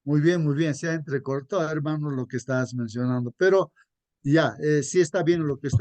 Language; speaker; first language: Spanish; native; Spanish